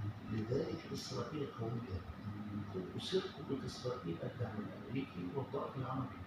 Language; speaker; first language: Arabic; native; Arabic